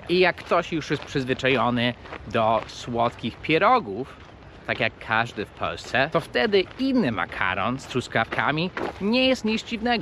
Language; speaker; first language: Polish; early bilingual, heritage; Polish